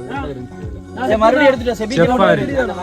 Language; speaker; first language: Tamil; native; Tamil